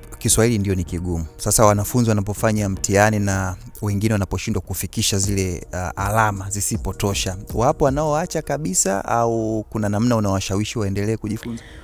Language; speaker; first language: Swahili; native; Swahili